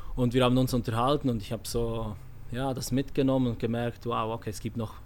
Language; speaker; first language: German; native; German